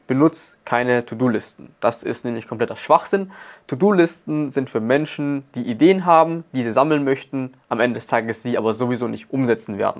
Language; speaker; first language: German; native; German